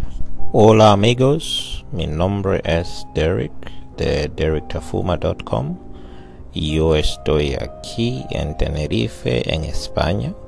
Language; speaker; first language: Spanish; non-native, learner; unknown